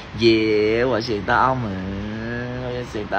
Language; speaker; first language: Chinese; non-native, learner; Thai